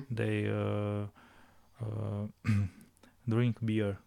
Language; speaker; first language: English; non-native, learner; Romanian